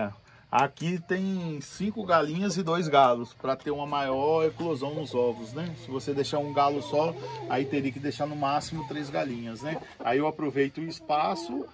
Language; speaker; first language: Portuguese; native; Portuguese